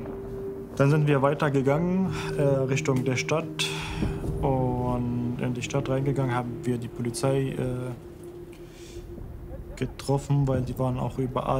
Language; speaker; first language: German; non-native, fluent; Arabic